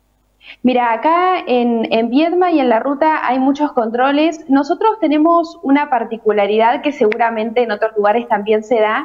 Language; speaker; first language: Spanish; native; Spanish